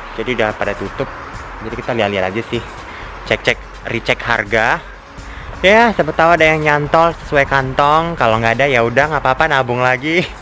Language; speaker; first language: Indonesian; native; Indonesian